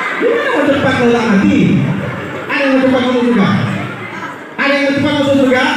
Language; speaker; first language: Indonesian; non-native, local second language; Madurese